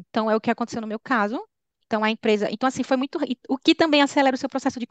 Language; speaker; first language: Portuguese; native; Portuguese